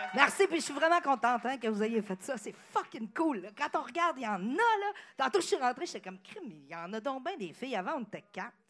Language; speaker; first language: French; native; French